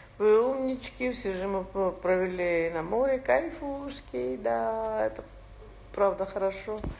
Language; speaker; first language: Russian; non-native, local second language; Georgian